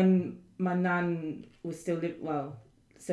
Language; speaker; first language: English; native; English